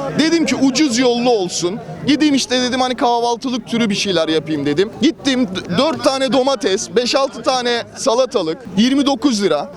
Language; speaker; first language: Turkish; native; Turkish